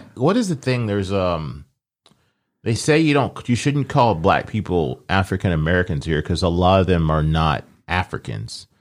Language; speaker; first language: English; early bilingual, other home language; Yoruba